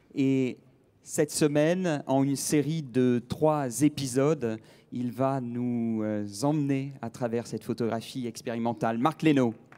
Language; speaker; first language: French; native; French